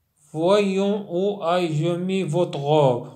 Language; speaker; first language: French; non-native, local second language; Arabic